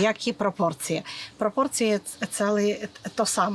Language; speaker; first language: Polish; non-native, fluent; Ukrainian